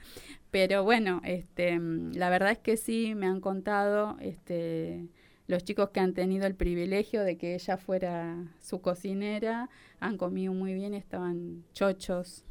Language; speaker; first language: Spanish; native; Spanish